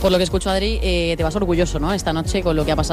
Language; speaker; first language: Spanish; native; Spanish